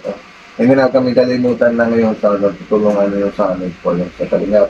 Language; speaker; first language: Filipino; non-native, learner; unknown